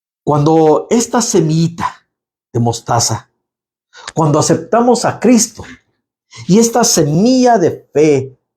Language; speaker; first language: Spanish; native; Spanish